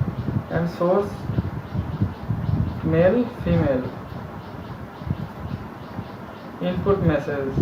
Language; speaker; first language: English; non-native, local second language; Bangla